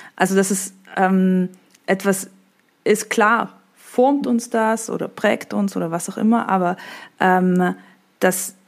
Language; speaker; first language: German; native; German